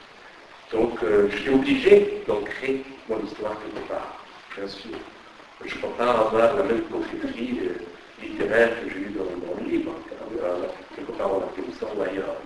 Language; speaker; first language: French; non-native, fluent; Persian